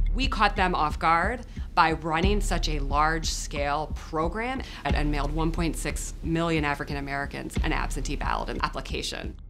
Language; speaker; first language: English; native; English